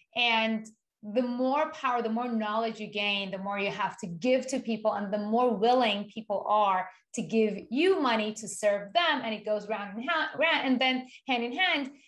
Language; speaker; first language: English; non-native, fluent; Persian